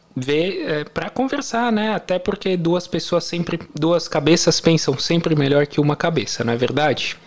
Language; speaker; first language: Portuguese; non-native, fluent; Italian